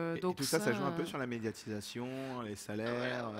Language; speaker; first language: French; native; French